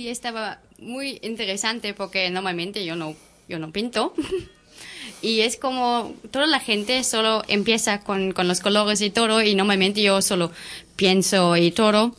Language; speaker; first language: Spanish; non-native, learner; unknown